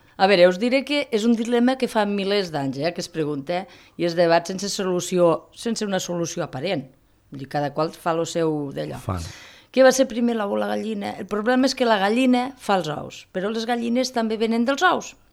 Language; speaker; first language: Catalan; native; Catalan